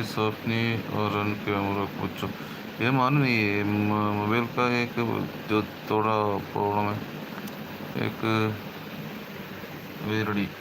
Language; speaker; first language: Hindi; non-native, local second language; Malayalam